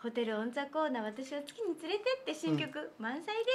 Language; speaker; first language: Japanese; native; Japanese